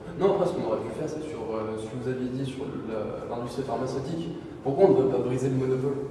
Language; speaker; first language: French; native; French